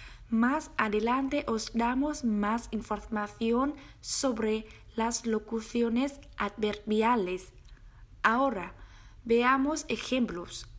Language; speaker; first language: Spanish; non-native, learner; Vietnamese